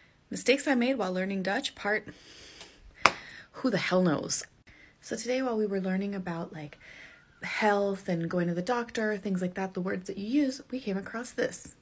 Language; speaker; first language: English; native; English